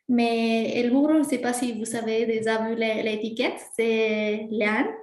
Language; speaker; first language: French; non-native, fluent; Spanish